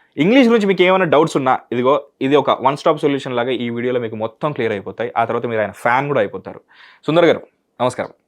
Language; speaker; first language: Telugu; native; Telugu